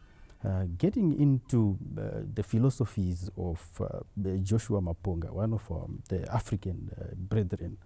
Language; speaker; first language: English; non-native, local second language; Shona